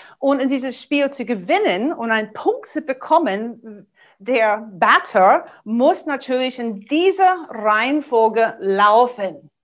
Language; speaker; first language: German; non-native, fluent; English